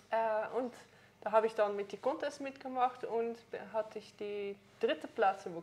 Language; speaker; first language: German; non-native, learner; Dutch